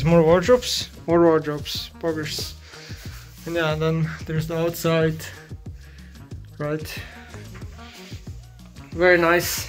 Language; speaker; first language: English; non-native, fluent; Slovenian